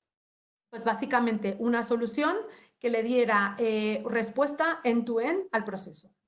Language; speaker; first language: Spanish; native; Spanish